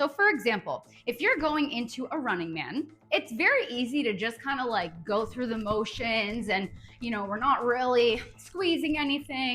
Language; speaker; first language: English; native; English